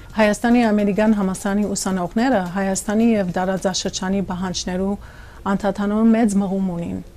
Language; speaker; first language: Armenian; early bilingual, heritage; Armenian